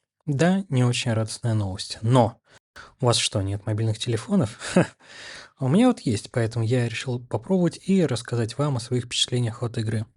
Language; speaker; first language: Russian; native; Russian